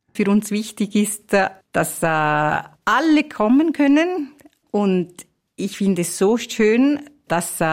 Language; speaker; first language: German; non-native, fluent; Italian